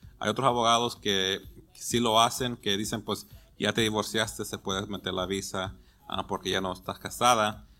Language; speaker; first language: Spanish; early bilingual, heritage; Spanish